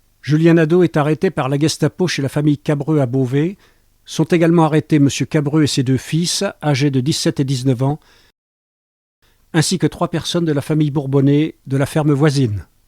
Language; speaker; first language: French; native; French